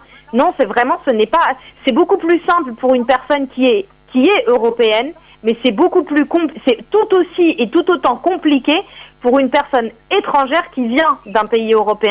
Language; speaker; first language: French; native; French